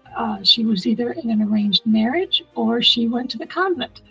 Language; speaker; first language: English; early bilingual, other home language; Italian